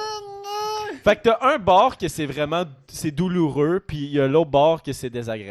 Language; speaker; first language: French; native; French